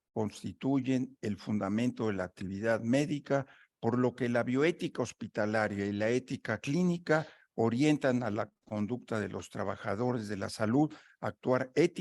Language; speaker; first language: Spanish; native; Spanish